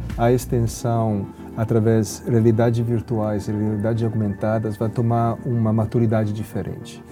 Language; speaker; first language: Portuguese; non-native, fluent; Italian